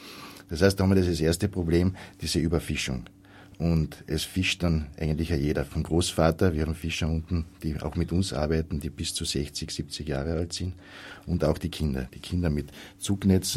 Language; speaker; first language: German; native; German